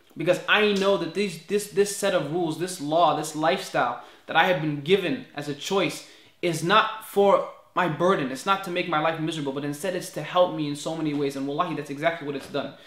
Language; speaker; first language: English; native; English